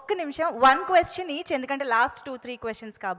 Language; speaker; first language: Telugu; native; Telugu